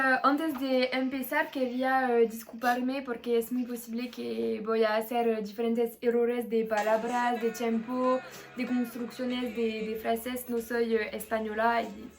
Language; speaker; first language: Spanish; non-native, learner; French